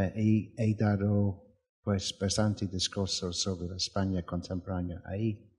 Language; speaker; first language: Spanish; non-native, fluent; English